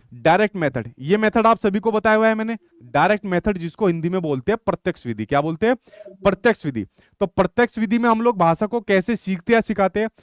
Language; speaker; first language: Hindi; native; Hindi